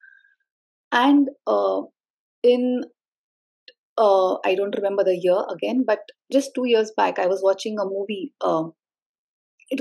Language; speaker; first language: English; non-native, local second language; Hindi